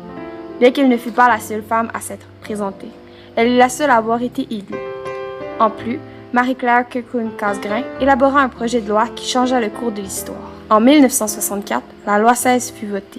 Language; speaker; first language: French; native; French